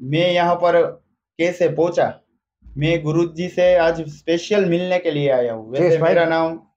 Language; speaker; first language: Hindi; non-native, local second language; Gujarati